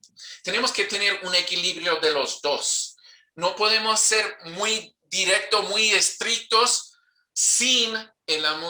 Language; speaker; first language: Spanish; non-native, fluent; English